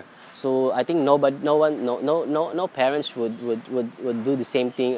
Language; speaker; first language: English; non-native, local second language; Filipino